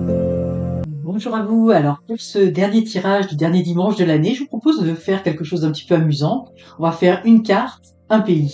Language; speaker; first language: French; native; French